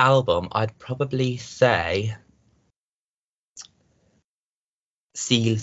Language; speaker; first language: English; native; English